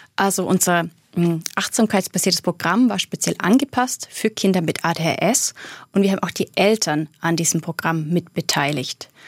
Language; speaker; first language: German; native; German